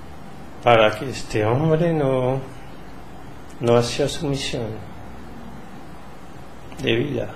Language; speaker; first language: Spanish; non-native, learner; French